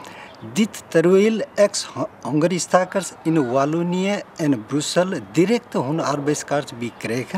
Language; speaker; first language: Dutch; non-native, learner; Nepali